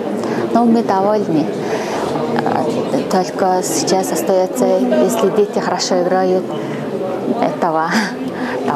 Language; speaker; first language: Russian; non-native, learner; Mongolian